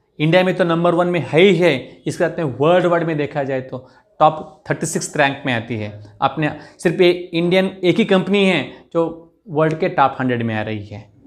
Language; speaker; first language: Hindi; non-native, local second language; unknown